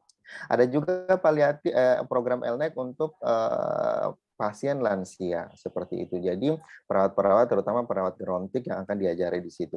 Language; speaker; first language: Indonesian; native; Indonesian